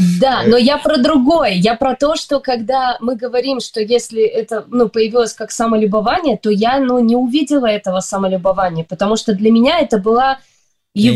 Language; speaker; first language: Russian; native; Russian